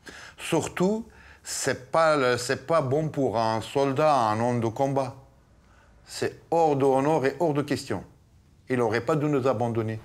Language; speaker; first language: French; non-native, fluent; Persian